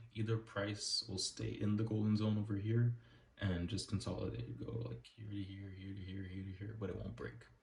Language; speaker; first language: English; native; English